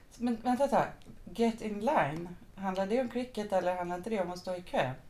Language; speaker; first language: Swedish; native; Swedish